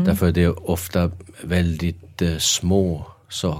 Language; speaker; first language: Swedish; non-native, fluent; Danish